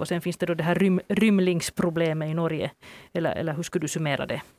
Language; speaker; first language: Swedish; native; Swedish